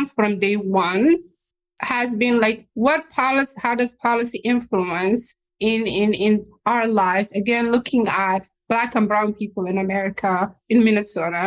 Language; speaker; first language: English; non-native, fluent; Somali